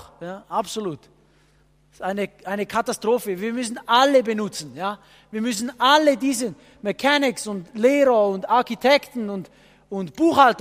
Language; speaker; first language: German; non-native, fluent; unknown